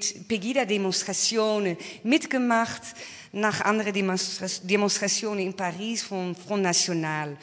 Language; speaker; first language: German; non-native, fluent; Dutch